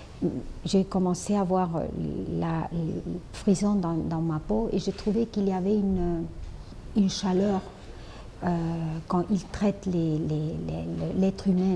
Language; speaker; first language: French; non-native, fluent; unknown